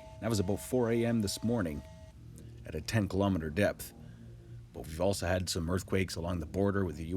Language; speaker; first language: English; native; English